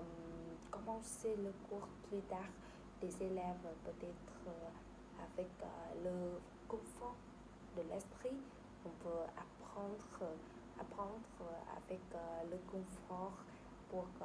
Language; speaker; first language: French; non-native, learner; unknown